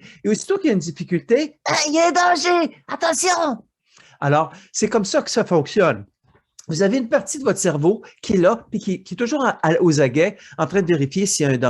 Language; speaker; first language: French; native; French